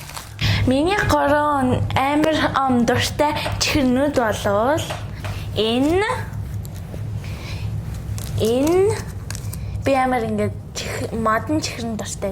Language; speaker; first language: Mongolian; early bilingual, heritage; Mongolian